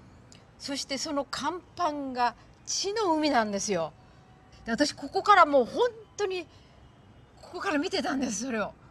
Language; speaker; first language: Japanese; early bilingual, heritage; Japanese